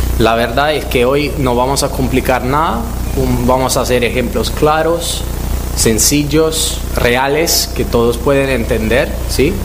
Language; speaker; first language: Spanish; non-native, fluent; Italian